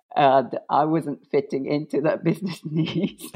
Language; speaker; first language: English; non-native, fluent; Japanese